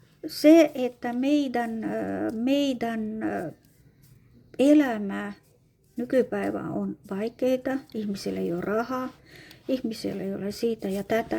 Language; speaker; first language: Finnish; non-native, fluent; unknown